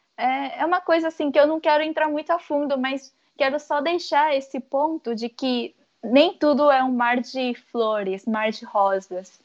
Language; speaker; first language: Portuguese; early bilingual, other home language; Korean